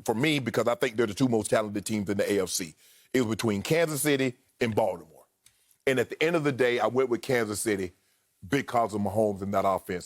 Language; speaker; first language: English; native; English